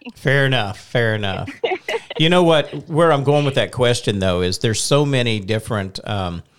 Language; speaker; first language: English; native; English